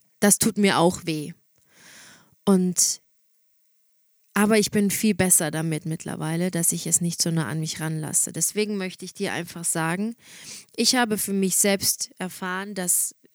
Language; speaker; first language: German; native; German